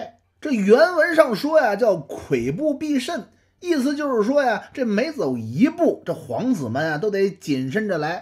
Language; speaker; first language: Chinese; native; Chinese